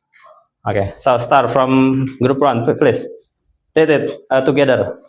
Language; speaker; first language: English; non-native, fluent; Indonesian